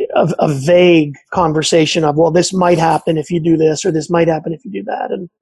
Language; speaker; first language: English; native; English